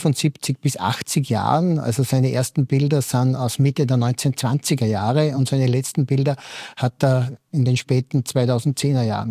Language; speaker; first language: German; native; German